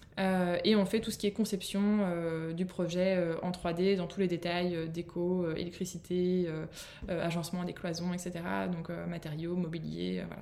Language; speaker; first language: French; native; French